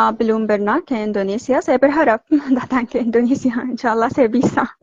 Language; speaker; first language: Indonesian; non-native, learner; Arabic